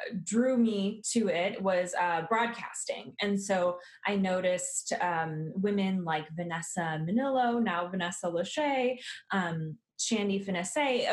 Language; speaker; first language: English; native; English